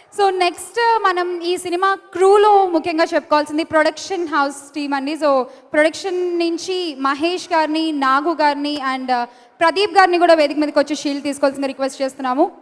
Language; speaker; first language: Telugu; native; Telugu